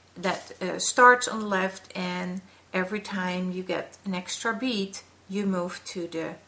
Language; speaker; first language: English; non-native, fluent; Dutch